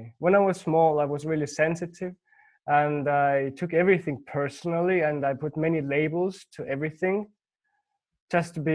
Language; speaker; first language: English; non-native, fluent; Estonian